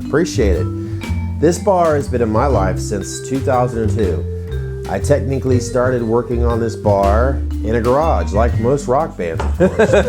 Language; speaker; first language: English; native; English